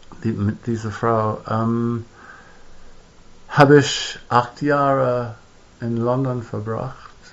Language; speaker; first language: German; non-native, fluent; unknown